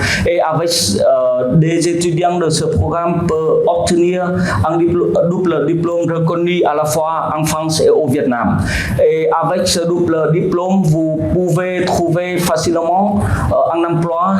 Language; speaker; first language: French; non-native, fluent; Vietnamese